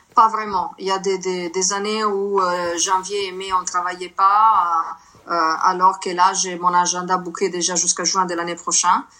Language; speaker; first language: French; non-native, fluent; Italian